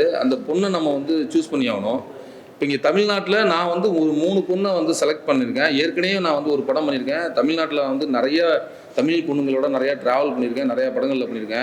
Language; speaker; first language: Tamil; native; Tamil